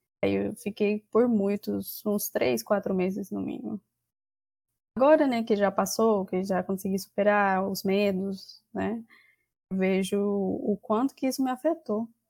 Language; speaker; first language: Portuguese; non-native, fluent; Spanish